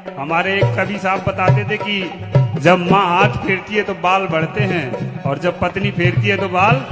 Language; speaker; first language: Hindi; native; Hindi